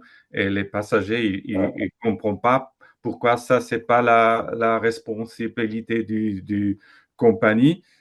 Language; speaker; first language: French; non-native, fluent; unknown